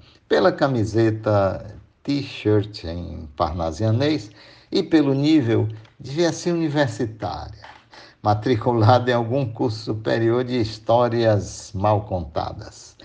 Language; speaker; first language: Portuguese; native; Portuguese